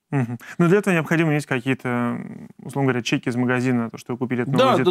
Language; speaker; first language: Russian; native; Russian